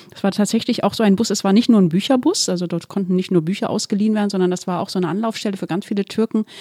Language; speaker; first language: German; early bilingual, other home language; Turkish